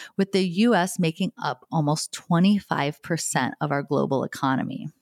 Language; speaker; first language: English; native; English